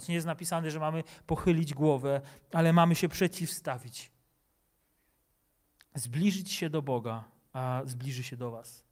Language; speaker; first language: Polish; native; Polish